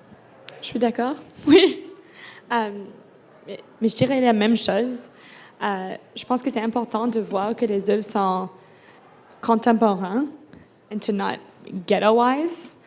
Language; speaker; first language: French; non-native, local second language; English